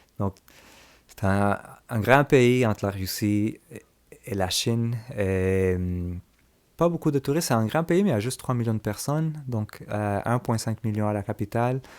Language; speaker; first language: French; early bilingual, other home language; Spanish